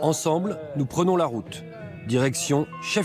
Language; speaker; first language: French; native; French